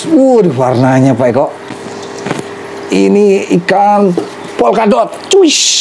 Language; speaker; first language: Indonesian; native; Indonesian